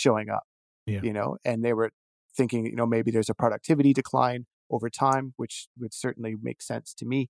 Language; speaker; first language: English; native; English